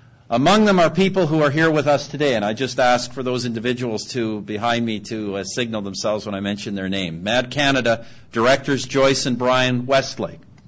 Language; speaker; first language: English; native; English